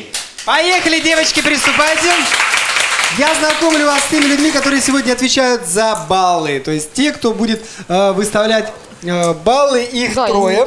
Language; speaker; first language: Russian; native; Russian